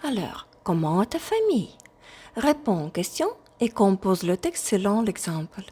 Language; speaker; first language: French; non-native, fluent; Ukrainian